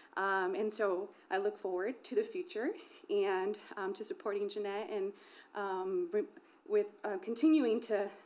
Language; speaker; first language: English; early bilingual, other home language; Spanish